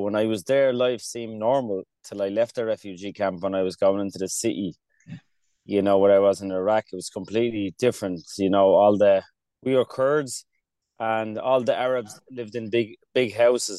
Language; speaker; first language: English; early bilingual, other home language; Kurdish